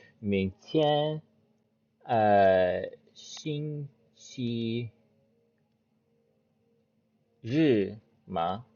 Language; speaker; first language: Chinese; non-native, learner; English